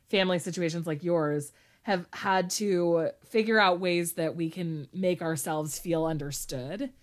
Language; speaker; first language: English; native; English